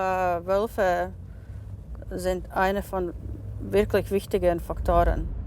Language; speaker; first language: German; non-native, learner; Latvian